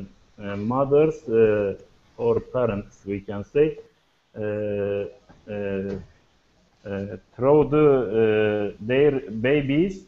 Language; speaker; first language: English; non-native, learner; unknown